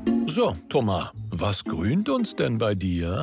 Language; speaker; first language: German; native; German